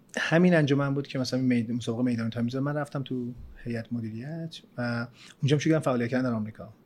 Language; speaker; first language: Persian; early bilingual, other home language; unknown